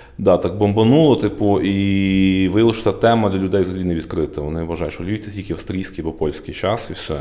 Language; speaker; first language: Ukrainian; native; Ukrainian